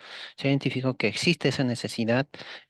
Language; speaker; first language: Spanish; native; Spanish